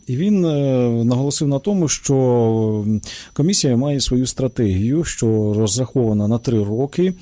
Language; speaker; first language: Ukrainian; native; Ukrainian